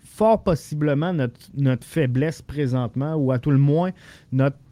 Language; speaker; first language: French; native; French